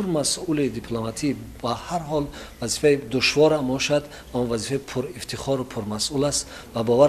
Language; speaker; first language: Persian; native; Persian